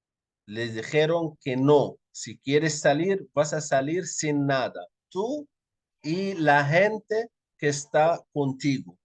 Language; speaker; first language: Spanish; non-native, fluent; Arabic